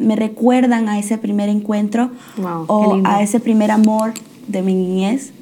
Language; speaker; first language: Spanish; early bilingual, heritage; Spanish